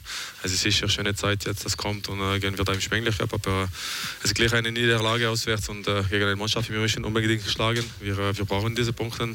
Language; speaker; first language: German; non-native, local second language; French